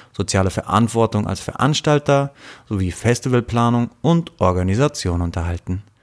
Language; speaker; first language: German; native; German